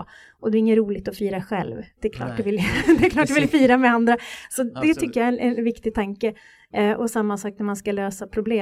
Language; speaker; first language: Swedish; native; Swedish